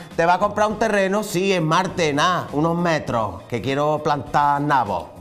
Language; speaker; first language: Spanish; native; Spanish